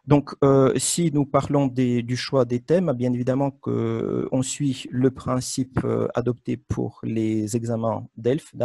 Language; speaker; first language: French; non-native, fluent; Russian